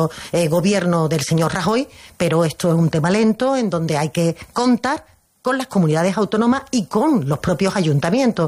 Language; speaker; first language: Spanish; native; Spanish